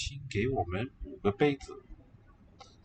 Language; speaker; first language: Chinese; non-native, learner; English